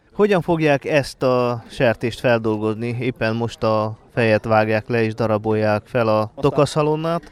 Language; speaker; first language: Hungarian; native; Hungarian